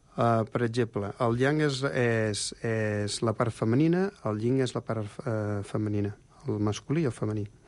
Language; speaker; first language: Catalan; native; Catalan